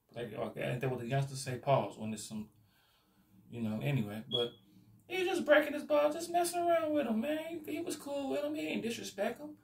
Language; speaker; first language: English; native; English